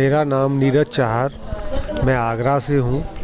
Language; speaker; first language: Hindi; native; Hindi